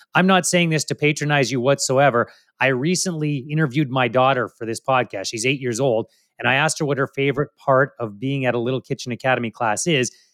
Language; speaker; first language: English; native; English